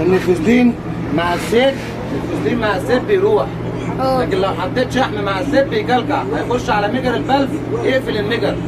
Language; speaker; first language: Arabic; native; Arabic